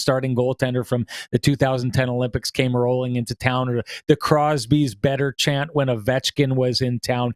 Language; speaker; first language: English; native; English